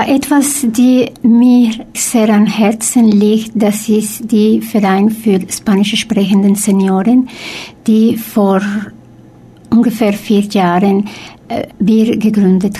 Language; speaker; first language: German; non-native, fluent; Spanish